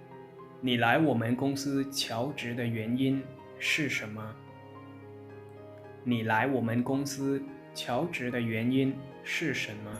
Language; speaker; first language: Chinese; non-native, fluent; Lao